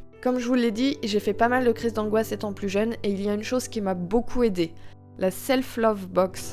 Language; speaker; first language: French; native; French